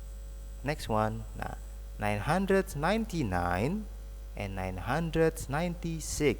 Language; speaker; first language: English; non-native, learner; Indonesian